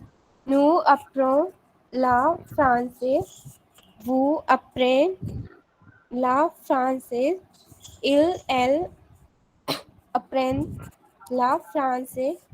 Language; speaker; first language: French; non-native, learner; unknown